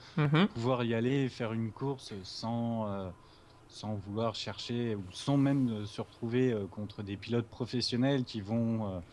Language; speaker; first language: French; native; French